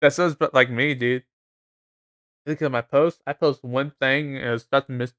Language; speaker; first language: English; native; English